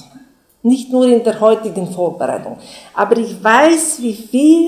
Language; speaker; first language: German; non-native, fluent; Bulgarian